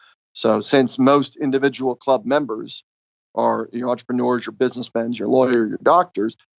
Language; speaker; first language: English; native; English